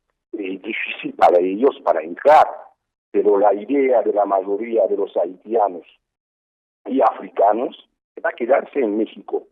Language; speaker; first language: Spanish; non-native, fluent; Haitian Creole